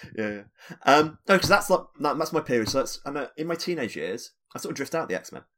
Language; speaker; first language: English; native; English